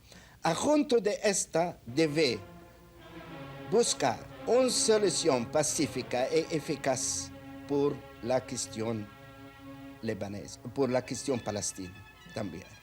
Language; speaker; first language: Spanish; non-native, fluent; Arabic